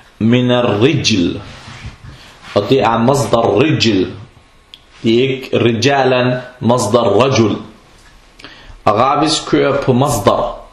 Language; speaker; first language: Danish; early bilingual, other home language; Arabic